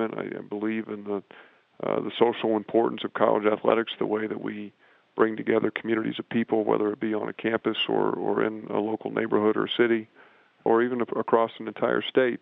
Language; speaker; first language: English; native; English